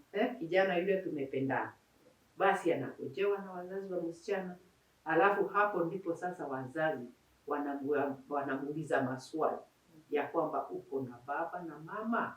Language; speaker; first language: Swahili; non-native, local second language; Kikuyu